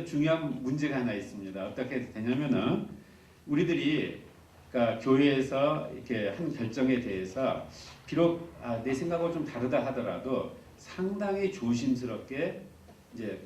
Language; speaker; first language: Korean; native; Korean